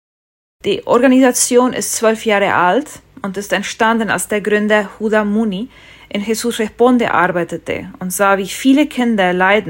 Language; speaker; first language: German; non-native, fluent; Spanish